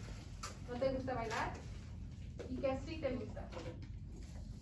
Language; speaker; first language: Spanish; non-native, fluent; English